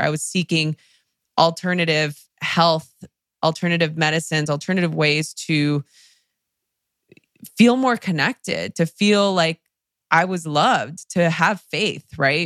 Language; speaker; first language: English; early bilingual, other home language; Spanish